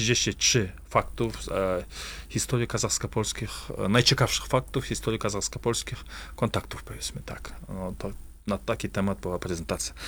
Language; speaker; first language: Polish; non-native, fluent; Russian